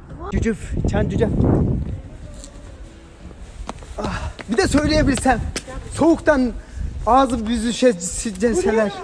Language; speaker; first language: Turkish; native; Turkish